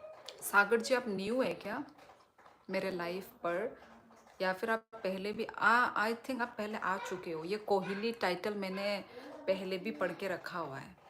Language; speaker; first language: Hindi; non-native, local second language; Kok Borok